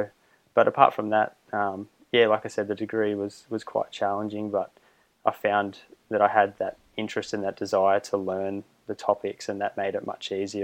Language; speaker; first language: English; native; English